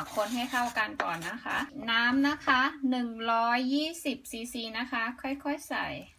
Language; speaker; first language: Thai; native; Thai